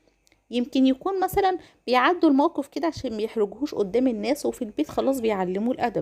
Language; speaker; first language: Arabic; native; Arabic